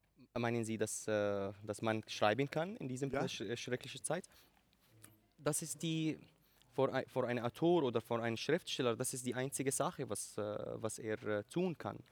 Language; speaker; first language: German; non-native, learner; Arabic